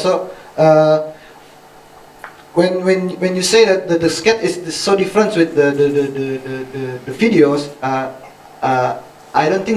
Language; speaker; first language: English; non-native, fluent; Indonesian